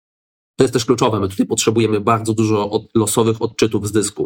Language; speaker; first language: Polish; native; Polish